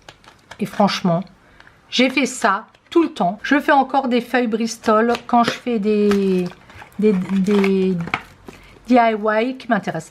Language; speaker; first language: French; native; French